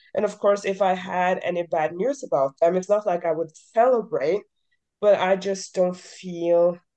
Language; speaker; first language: English; early bilingual, other home language; Norwegian